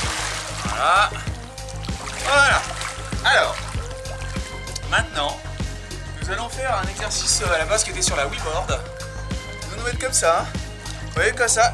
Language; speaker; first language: French; native; French